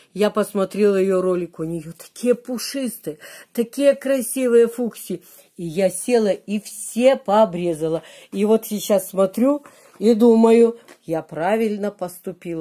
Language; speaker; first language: Russian; native; Russian